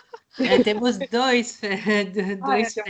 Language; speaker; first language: Portuguese; non-native, fluent; French